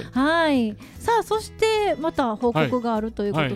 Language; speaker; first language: Japanese; native; Japanese